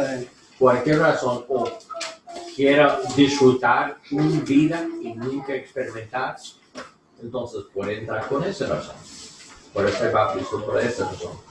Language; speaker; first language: Spanish; non-native, learner; English